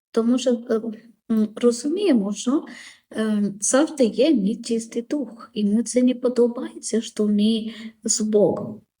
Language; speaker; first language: Ukrainian; non-native, learner; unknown